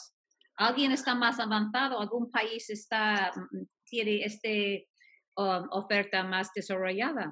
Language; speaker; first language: Spanish; non-native, fluent; English